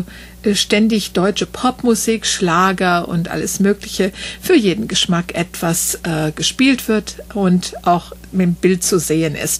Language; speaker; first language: German; native; German